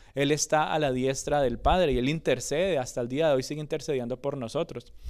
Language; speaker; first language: Spanish; early bilingual, other home language; English